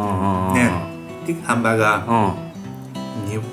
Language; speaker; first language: Vietnamese; non-native, learner; Japanese